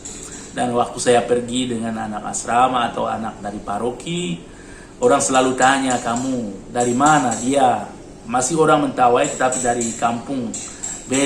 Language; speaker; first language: Indonesian; non-native, learner; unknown